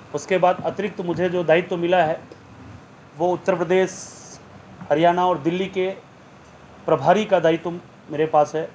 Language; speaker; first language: Hindi; native; Hindi